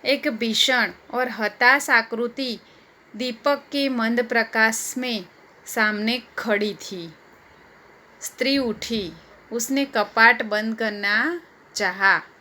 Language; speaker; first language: Hindi; non-native, local second language; Gujarati